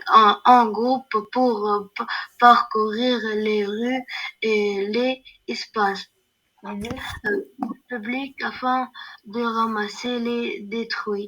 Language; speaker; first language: French; non-native, learner; Arabic